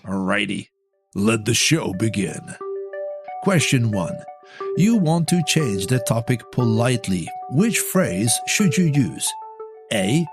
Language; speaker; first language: English; non-native, fluent; Polish